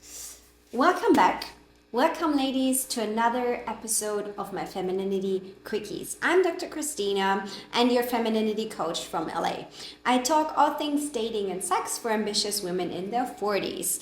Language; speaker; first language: English; non-native, fluent; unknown